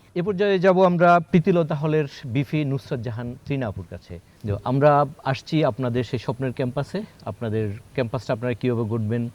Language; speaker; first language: Bangla; native; Bangla